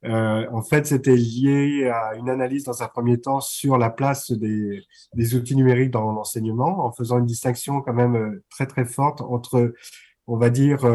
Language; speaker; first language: French; native; French